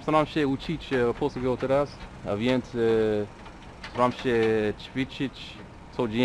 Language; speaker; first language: Polish; non-native, learner; English